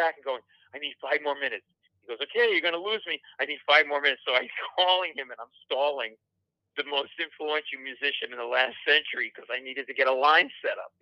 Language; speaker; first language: English; native; English